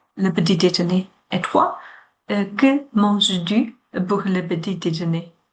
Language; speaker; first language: French; non-native, learner; Chinese